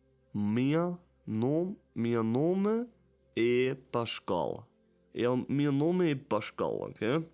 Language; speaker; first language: Portuguese; non-native, learner; German